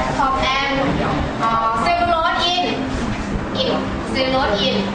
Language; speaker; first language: English; non-native, learner; Thai